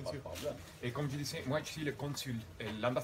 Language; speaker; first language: French; non-native, fluent; Spanish